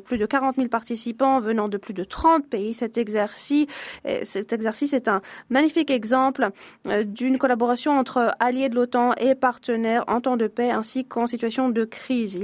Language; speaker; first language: French; native; French